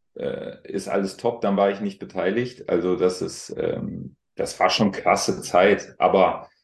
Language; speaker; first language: German; native; German